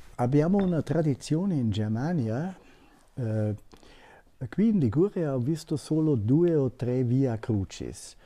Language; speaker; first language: Italian; non-native, fluent; German